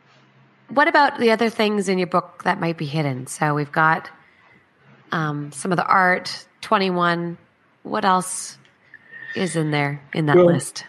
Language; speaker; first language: English; native; English